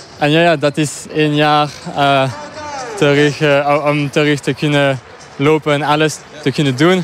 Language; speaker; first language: Dutch; non-native, local second language; French